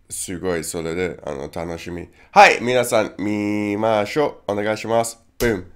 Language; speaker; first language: Japanese; non-native, learner; English